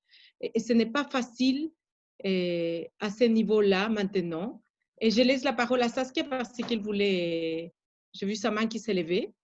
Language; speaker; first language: French; non-native, fluent; Spanish